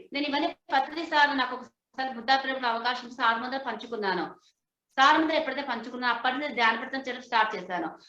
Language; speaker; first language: Telugu; non-native, local second language; Hindi